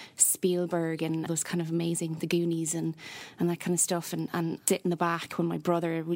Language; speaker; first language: English; native; English